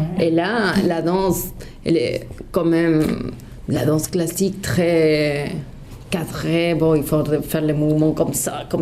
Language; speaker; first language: French; non-native, fluent; Spanish